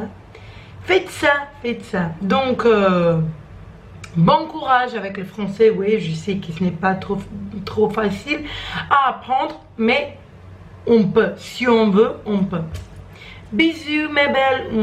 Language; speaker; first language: French; non-native, learner; Croatian